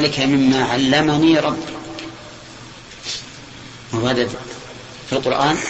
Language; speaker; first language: Arabic; native; Arabic